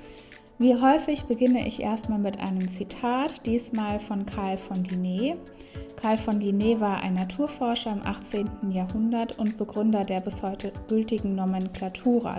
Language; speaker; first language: German; native; German